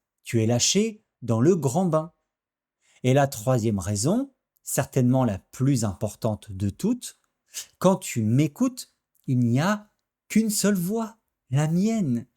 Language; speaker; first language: French; native; French